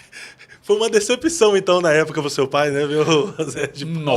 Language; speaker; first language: Portuguese; native; Portuguese